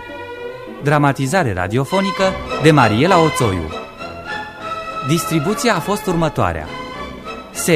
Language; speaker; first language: Romanian; native; Romanian